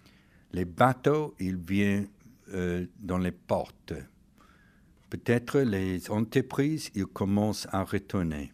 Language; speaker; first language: French; non-native, fluent; English